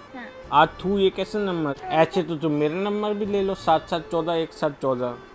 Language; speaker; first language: Hindi; native; Hindi